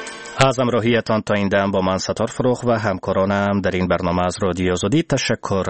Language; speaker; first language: Persian; native; Persian